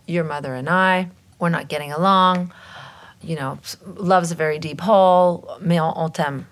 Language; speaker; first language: English; early bilingual, other home language; French